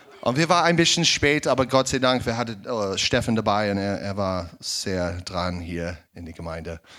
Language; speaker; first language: German; non-native, fluent; English